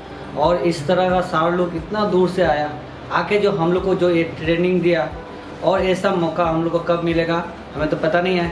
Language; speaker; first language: Hindi; non-native, learner; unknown